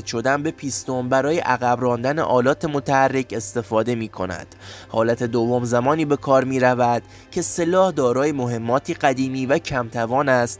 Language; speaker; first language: Persian; native; Persian